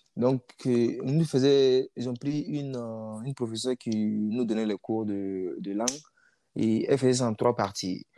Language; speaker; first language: French; non-native, local second language; Mossi